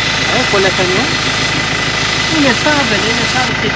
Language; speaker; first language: French; non-native, local second language; Arabic